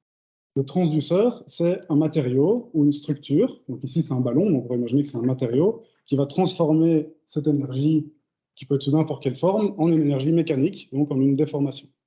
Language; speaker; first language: French; native; French